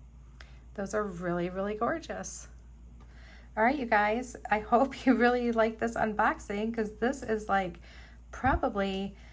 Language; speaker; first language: English; native; English